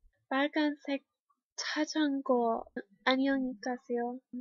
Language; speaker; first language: Korean; non-native, learner; English